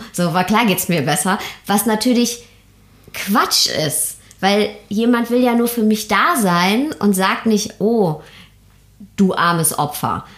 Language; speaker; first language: German; early bilingual, other home language; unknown